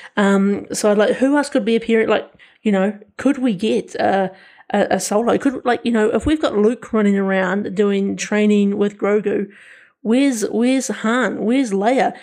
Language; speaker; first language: English; native; English